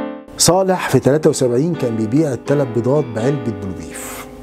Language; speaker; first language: Arabic; native; Arabic